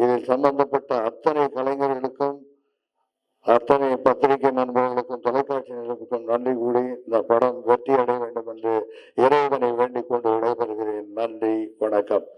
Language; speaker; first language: Tamil; native; Tamil